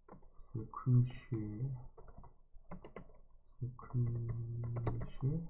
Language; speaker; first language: French; non-native, learner; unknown